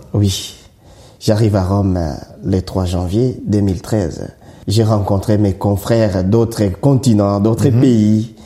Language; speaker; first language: French; non-native, local second language; Swahili